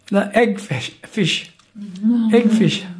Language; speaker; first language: English; non-native, local second language; Filipino